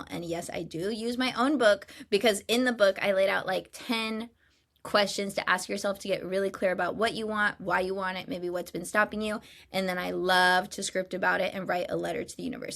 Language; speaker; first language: English; native; English